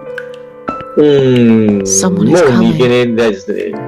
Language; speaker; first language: Japanese; non-native, learner; Chinese